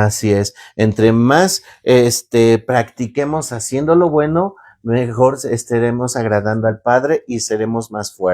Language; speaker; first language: Spanish; native; Spanish